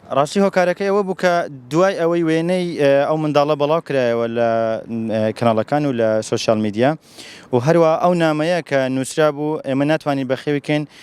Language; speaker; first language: Central Kurdish; non-native, local second language; Kurdish